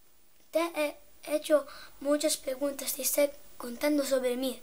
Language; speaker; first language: Spanish; non-native, learner; Italian